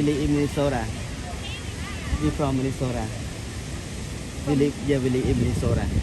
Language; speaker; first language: English; non-native, learner; Khmer